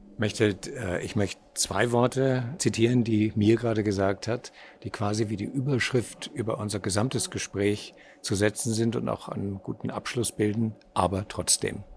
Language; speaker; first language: German; native; German